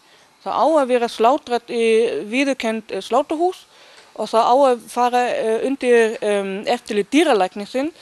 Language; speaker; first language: Icelandic; non-native, learner; Danish